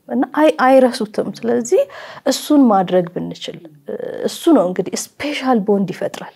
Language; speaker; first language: Amharic; native; Amharic